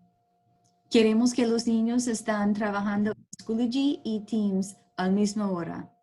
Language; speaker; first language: Spanish; non-native, learner; English